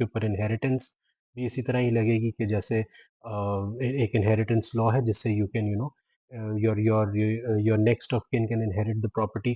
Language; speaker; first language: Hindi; non-native, local second language; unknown